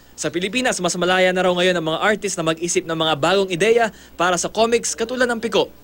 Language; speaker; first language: Filipino; native; Filipino